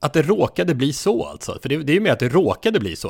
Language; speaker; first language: Swedish; native; Swedish